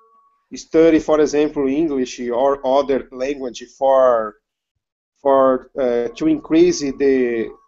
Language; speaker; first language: English; non-native, learner; Portuguese